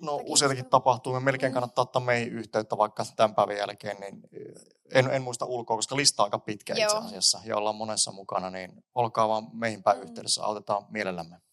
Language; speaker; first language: Finnish; native; Finnish